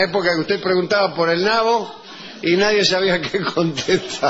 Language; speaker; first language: Spanish; native; Spanish